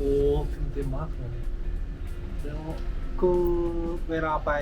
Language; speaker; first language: Thai; non-native, learner; Japanese